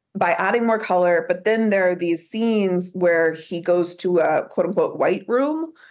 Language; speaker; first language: English; native; English